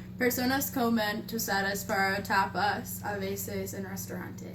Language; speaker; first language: Spanish; non-native, learner; English